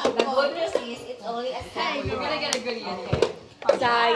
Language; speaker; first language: English; non-native, local second language; Filipino